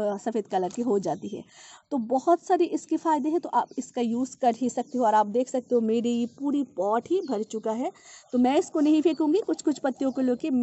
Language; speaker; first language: Hindi; non-native, local second language; Bangla